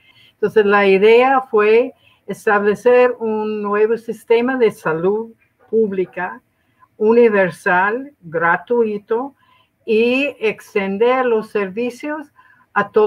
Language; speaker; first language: Spanish; non-native, fluent; English